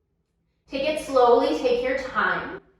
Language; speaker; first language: English; native; English